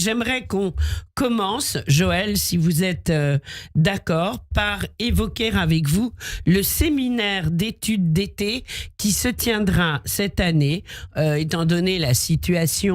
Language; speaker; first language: French; native; French